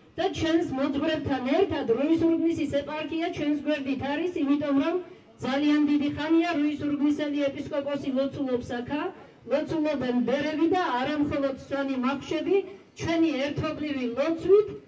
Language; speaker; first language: Georgian; non-native, local second language; Svan